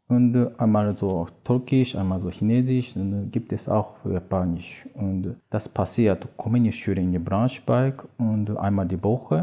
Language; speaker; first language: German; non-native, learner; Japanese